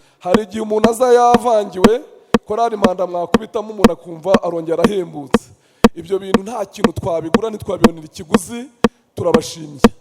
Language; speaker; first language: Kinyarwanda; native; Kinyarwanda